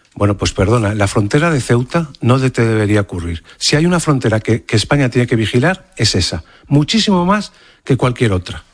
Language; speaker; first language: Spanish; native; Spanish